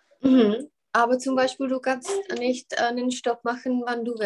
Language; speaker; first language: German; non-native, fluent; Czech